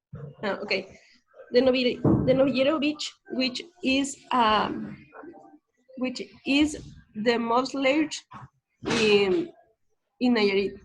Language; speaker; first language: English; non-native, learner; Spanish